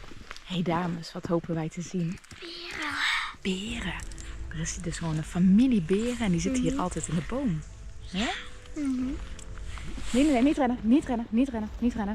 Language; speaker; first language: Dutch; native; Dutch